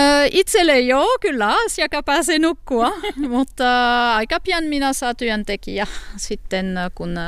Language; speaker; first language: Finnish; non-native, fluent; French